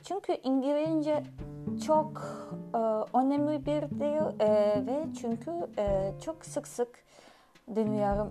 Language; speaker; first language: Turkish; non-native, learner; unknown